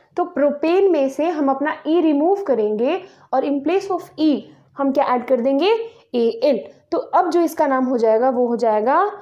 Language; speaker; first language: Hindi; native; Hindi